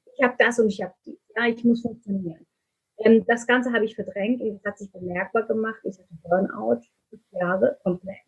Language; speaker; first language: German; non-native, fluent; Turkish